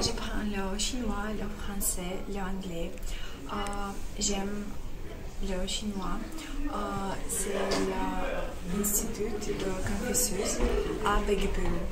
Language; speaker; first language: French; non-native, learner; Russian